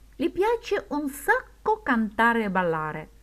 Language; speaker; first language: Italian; non-native, fluent; Ukrainian